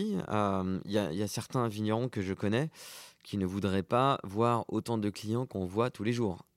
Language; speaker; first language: French; non-native, local second language; Arabic